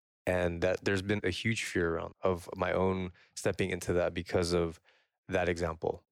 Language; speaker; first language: English; native; English